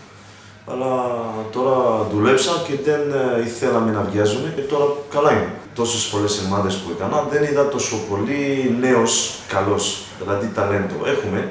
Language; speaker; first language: Greek; non-native, learner; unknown